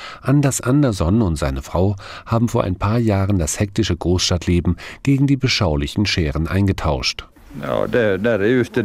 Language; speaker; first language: German; native; German